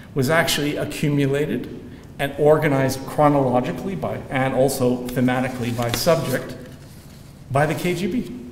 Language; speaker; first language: English; early bilingual, other home language; Ukrainian